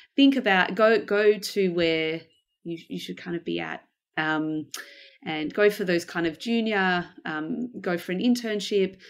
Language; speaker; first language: English; native; English